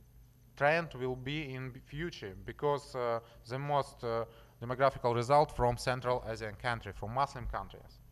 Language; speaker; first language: English; non-native, learner; Russian